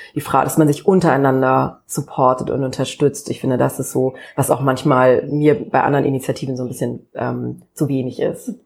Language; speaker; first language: German; native; German